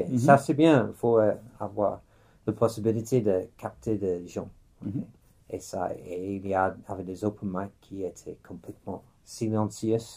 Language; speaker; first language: French; non-native, fluent; English